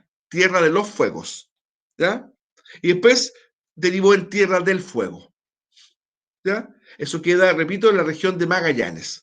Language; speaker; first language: Spanish; native; Spanish